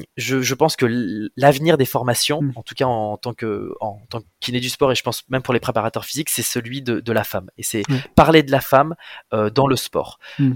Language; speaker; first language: French; native; French